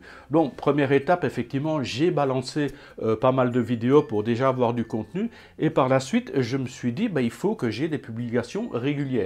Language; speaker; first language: French; native; French